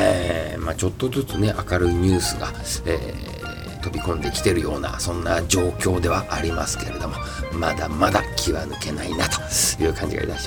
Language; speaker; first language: Japanese; native; Japanese